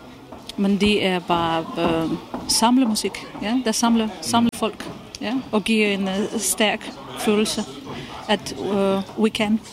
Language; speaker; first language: Danish; non-native, fluent; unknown